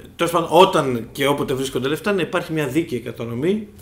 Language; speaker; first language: Greek; native; Greek